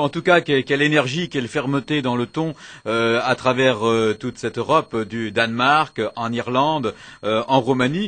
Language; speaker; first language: French; native; French